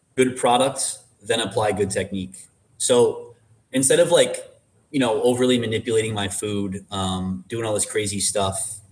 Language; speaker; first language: English; native; English